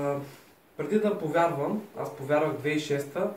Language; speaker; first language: Bulgarian; native; Bulgarian